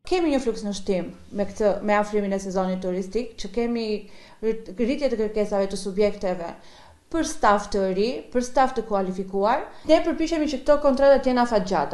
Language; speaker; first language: Albanian; native; Albanian